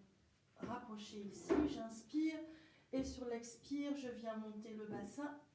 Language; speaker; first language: French; native; French